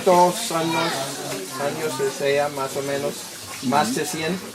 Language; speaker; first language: Spanish; non-native, learner; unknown